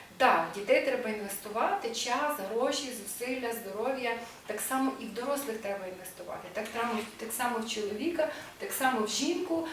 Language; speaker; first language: Ukrainian; native; Ukrainian